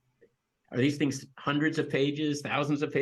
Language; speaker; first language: English; native; English